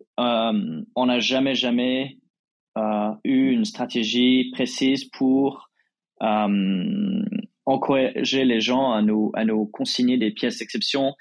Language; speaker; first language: French; non-native, fluent; English